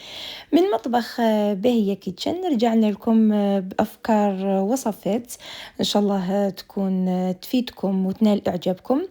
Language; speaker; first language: Arabic; native; Arabic